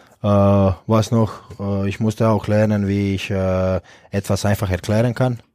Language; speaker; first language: German; non-native, fluent; Croatian